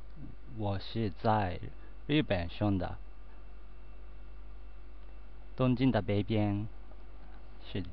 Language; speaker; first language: Chinese; non-native, learner; Japanese